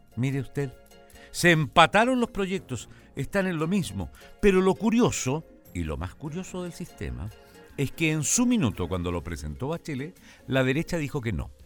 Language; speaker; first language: Spanish; native; Spanish